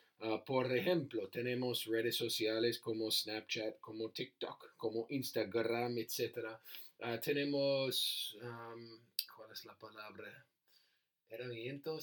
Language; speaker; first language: Spanish; non-native, learner; English